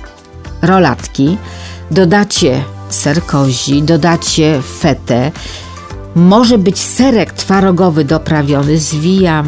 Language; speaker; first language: Polish; native; Polish